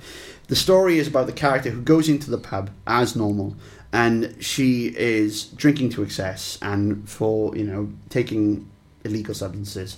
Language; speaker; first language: English; native; English